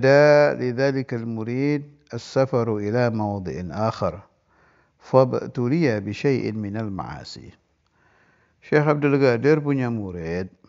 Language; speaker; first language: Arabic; non-native, fluent; Indonesian